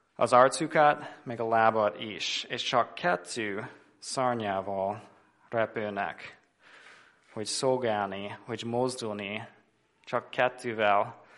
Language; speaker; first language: Hungarian; non-native, fluent; English